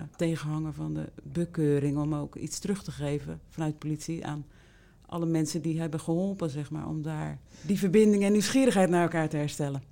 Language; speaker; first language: Dutch; native; Dutch